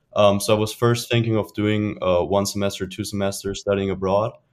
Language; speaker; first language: English; non-native, fluent; German